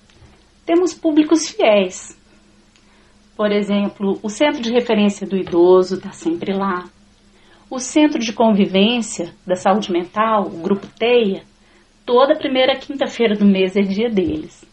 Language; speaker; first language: Portuguese; native; Portuguese